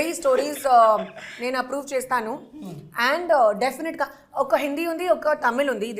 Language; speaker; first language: Telugu; non-native, local second language; Hindi